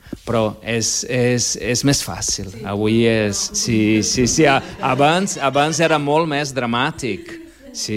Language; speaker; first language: Catalan; non-native, fluent; Portuguese